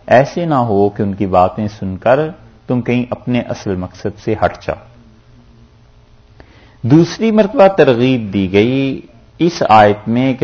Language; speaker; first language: Urdu; native; Urdu